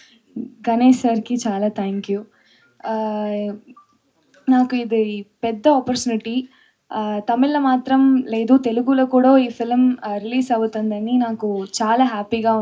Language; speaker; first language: Telugu; non-native, learner; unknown